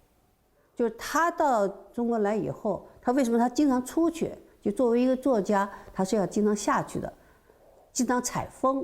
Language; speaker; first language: Chinese; native; Chinese